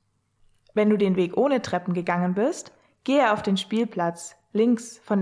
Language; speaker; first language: German; native; German